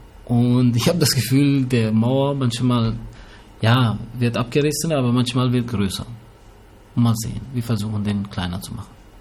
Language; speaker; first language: German; early bilingual, other home language; Albanian